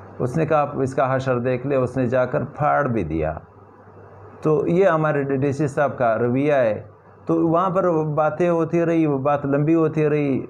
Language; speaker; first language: Urdu; non-native, local second language; Pashto